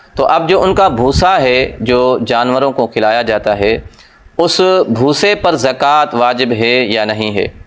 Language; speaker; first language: Urdu; non-native, local second language; Sindhi